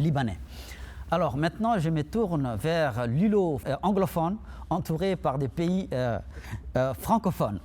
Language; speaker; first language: French; non-native, local second language; Somali